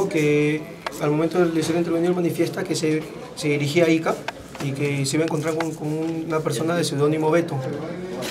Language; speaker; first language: Spanish; native; Spanish